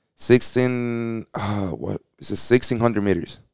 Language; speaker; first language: English; early bilingual, other home language; Spanish